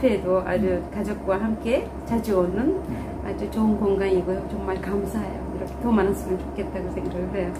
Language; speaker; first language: Korean; non-native, fluent; Turkish